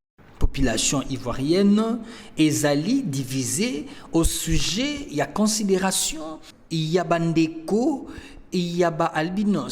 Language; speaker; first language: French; non-native, local second language; Lingala